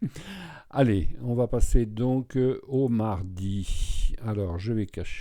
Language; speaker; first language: French; native; French